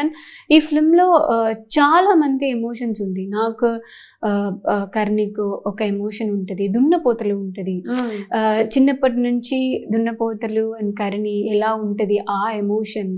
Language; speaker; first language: Telugu; non-native, learner; Tamil